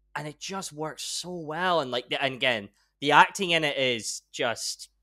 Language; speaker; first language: English; native; English